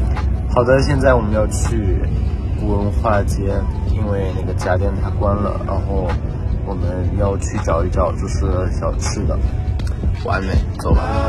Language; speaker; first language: Chinese; non-native, fluent; Thai